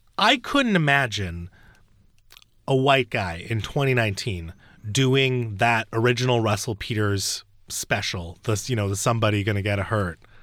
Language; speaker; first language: English; early bilingual, other home language; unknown